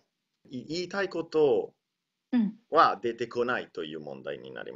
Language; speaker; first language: Japanese; non-native, learner; Italian